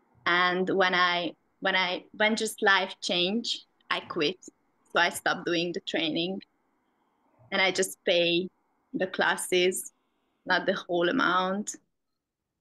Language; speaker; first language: English; non-native, learner; Hungarian